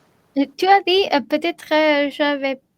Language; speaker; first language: French; non-native, learner; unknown